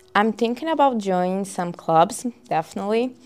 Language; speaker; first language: English; non-native, fluent; Portuguese